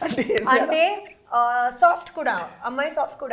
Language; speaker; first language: Telugu; non-native, fluent; Hindi